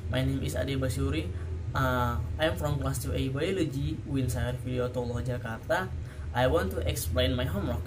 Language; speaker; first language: English; non-native, learner; Indonesian